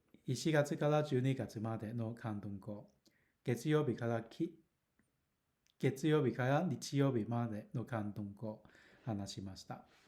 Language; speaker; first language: Japanese; non-native, learner; Cantonese